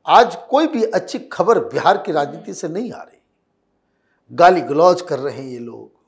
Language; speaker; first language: Hindi; native; Hindi